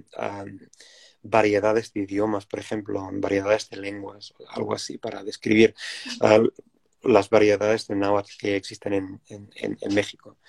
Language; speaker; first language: Spanish; non-native, fluent; English